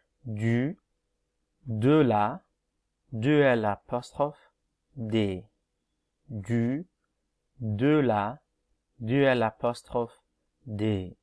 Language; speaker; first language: French; non-native, fluent; Arabic